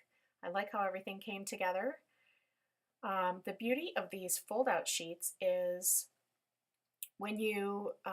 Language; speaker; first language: English; native; English